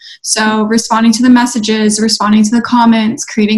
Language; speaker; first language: English; native; English